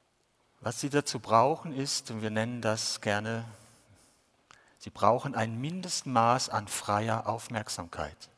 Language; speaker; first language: German; native; German